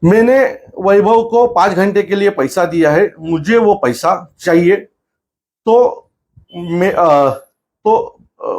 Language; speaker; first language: Hindi; non-native, local second language; Marathi